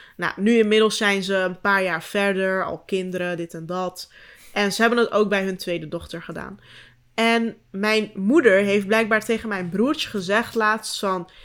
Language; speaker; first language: Dutch; early bilingual, other home language; Turkish